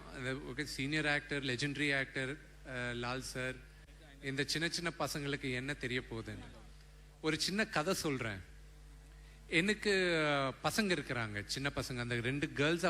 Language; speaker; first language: Tamil; non-native, local second language; Telugu